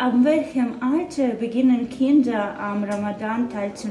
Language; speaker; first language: German; non-native, learner; Ukrainian